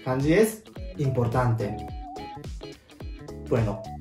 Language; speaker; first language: Spanish; non-native, learner; Japanese